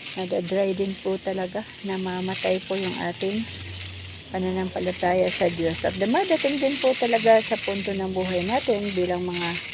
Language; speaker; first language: Filipino; non-native, local second language; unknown